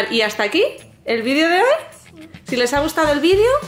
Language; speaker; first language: Spanish; native; Spanish